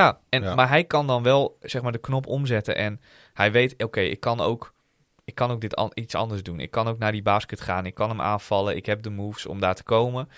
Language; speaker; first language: Dutch; native; Dutch